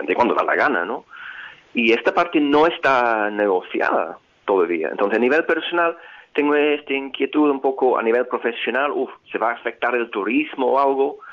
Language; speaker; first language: Spanish; non-native, fluent; English